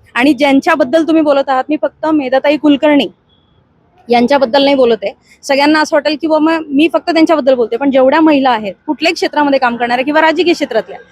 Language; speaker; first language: Marathi; non-native, local second language; Hindi